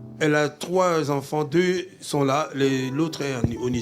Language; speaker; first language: French; non-native, learner; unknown